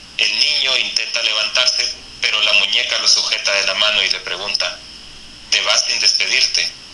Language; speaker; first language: Spanish; native; Spanish